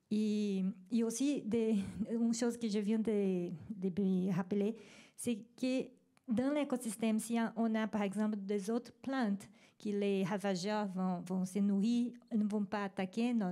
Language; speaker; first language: French; non-native, fluent; Spanish